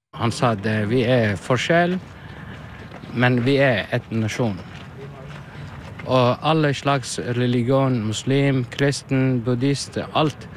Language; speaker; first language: Norwegian; non-native, learner; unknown